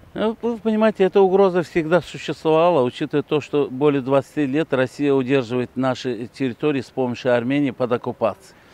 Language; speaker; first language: Russian; non-native, local second language; Azerbaijani